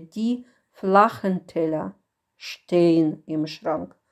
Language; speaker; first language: German; non-native, fluent; Russian